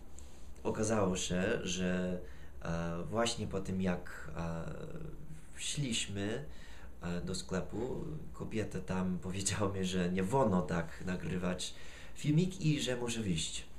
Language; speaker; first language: Polish; non-native, fluent; English